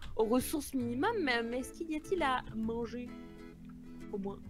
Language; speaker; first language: French; native; French